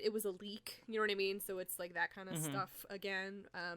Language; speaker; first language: English; native; English